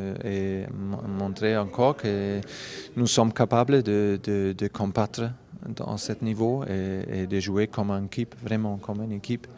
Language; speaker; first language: French; non-native, fluent; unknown